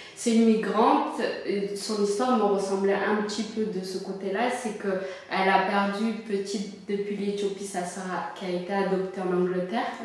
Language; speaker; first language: French; early bilingual, other home language; Amharic